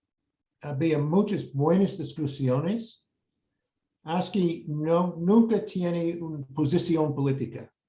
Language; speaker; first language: Spanish; non-native, fluent; English